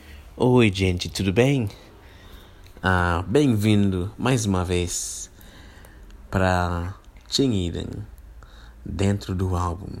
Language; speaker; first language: Portuguese; non-native, fluent; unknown